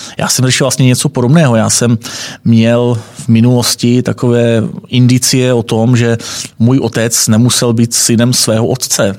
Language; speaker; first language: Czech; native; Czech